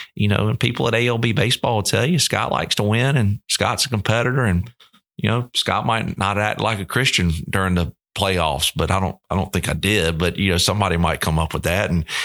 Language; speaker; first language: English; native; English